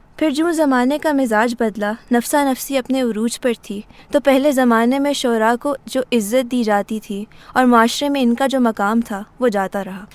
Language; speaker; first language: Urdu; native; Urdu